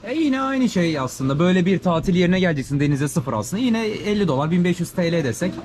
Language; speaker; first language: Turkish; native; Turkish